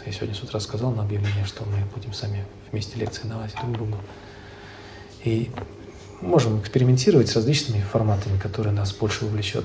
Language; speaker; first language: Russian; native; Russian